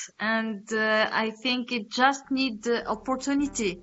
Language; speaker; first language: English; non-native, learner; Arabic